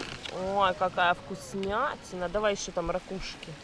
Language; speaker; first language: Russian; native; Russian